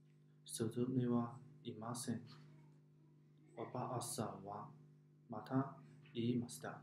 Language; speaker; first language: Japanese; non-native, learner; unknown